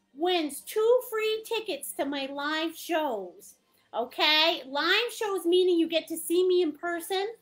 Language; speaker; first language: English; native; English